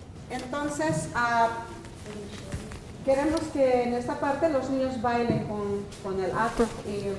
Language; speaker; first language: Spanish; non-native, local second language; Quechua